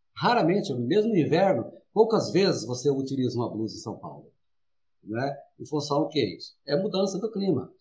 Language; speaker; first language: Portuguese; native; Portuguese